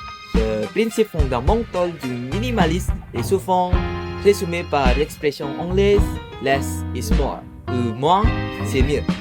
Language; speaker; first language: French; non-native, learner; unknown